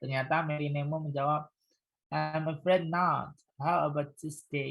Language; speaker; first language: English; non-native, fluent; Indonesian